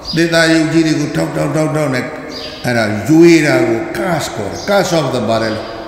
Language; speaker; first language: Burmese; native; Burmese